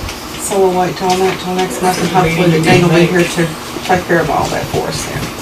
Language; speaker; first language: English; native; English